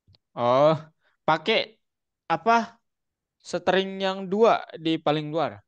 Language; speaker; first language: Indonesian; native; Indonesian